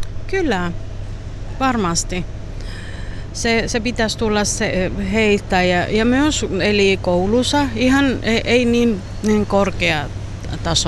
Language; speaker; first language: Finnish; non-native, learner; Spanish